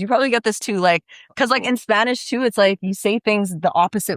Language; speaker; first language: English; native; English